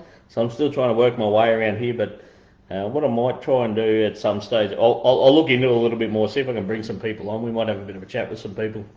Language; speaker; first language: English; native; English